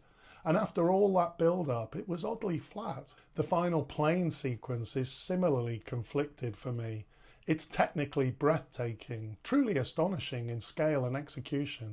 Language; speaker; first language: English; native; English